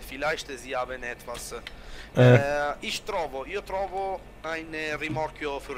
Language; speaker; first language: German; non-native, learner; Italian